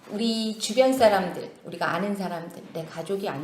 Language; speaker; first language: Korean; native; Korean